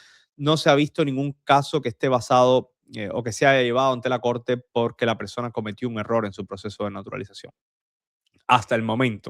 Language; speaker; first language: Spanish; native; Spanish